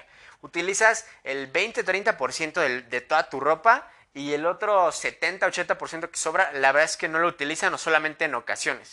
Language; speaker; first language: Spanish; native; Spanish